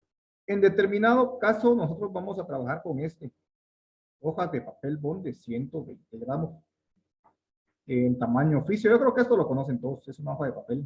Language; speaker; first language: Spanish; native; Spanish